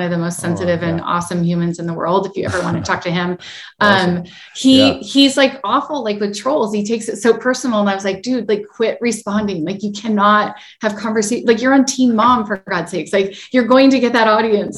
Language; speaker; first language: English; native; English